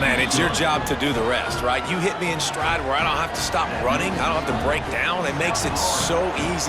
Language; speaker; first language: English; native; English